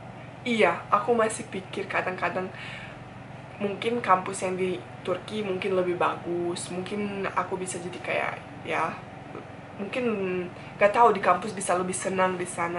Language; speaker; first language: Indonesian; non-native, fluent; Bosnian